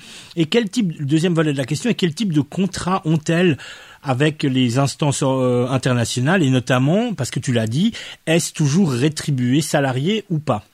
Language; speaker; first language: French; native; French